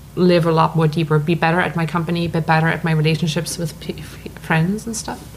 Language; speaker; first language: English; non-native, fluent; German